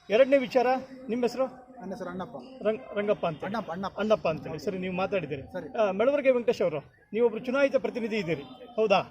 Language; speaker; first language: Kannada; native; Kannada